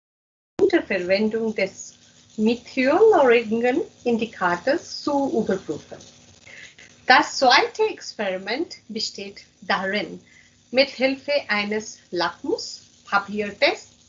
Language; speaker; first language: German; non-native, fluent; Hindi